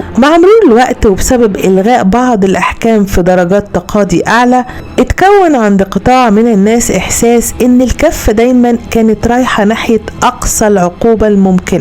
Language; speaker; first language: Arabic; native; Arabic